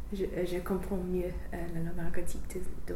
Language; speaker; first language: French; non-native, fluent; English